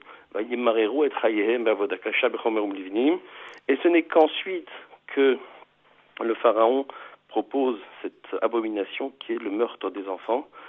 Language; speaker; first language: French; native; French